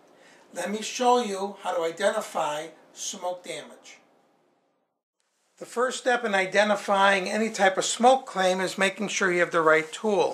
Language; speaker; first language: English; native; English